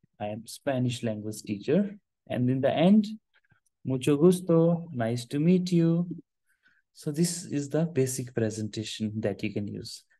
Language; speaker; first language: English; non-native, local second language; Hindi